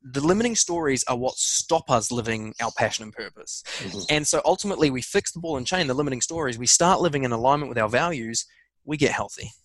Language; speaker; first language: English; native; English